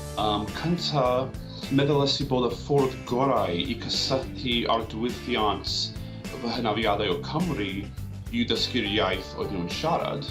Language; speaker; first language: Welsh; non-native, fluent; English